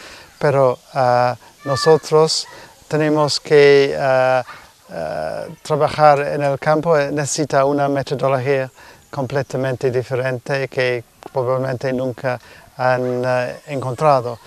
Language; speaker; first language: Spanish; non-native, fluent; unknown